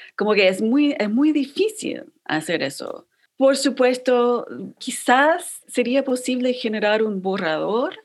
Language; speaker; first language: Spanish; non-native, fluent; English